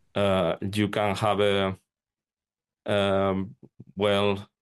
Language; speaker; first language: English; non-native, fluent; Spanish